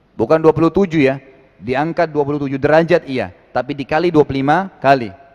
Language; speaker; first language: Indonesian; native; Indonesian